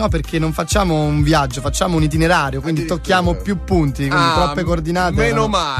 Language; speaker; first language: Italian; native; Italian